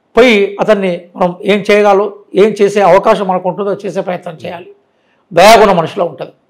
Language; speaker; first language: Telugu; non-native, local second language; Urdu